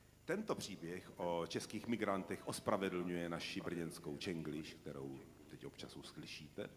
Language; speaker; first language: Czech; native; Czech